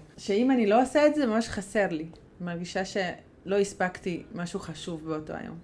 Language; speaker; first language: Hebrew; non-native, fluent; Hungarian